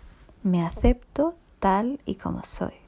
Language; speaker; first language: Spanish; non-native, fluent; Portuguese